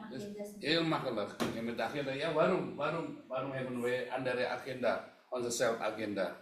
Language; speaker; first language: Dutch; non-native, learner; Indonesian